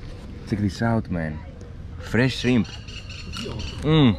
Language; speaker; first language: English; non-native, fluent; Greek